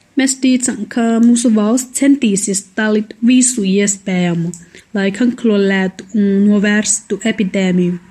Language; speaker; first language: Latvian; non-native, learner; Chinese